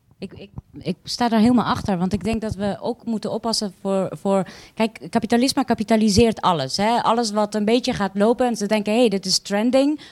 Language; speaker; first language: Dutch; early bilingual, other home language; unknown